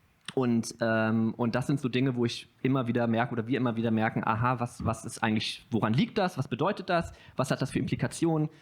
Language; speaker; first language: German; native; German